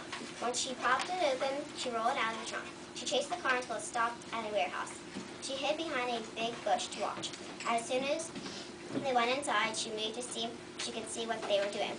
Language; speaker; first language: English; native; English